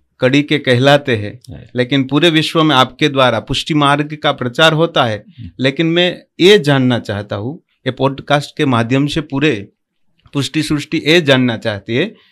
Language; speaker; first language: Hindi; non-native, local second language; Gujarati